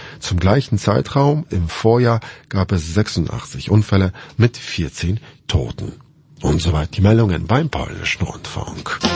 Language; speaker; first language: German; non-native, fluent; Polish